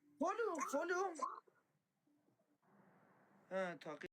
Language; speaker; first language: English; non-native, learner; Turkish